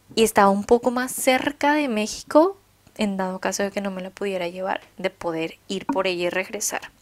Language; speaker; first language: Spanish; native; Spanish